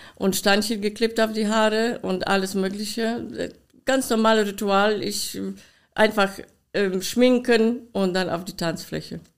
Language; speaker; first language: German; non-native, fluent; Polish